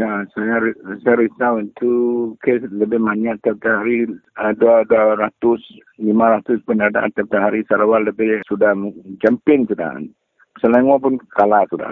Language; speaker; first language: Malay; non-native, local second language; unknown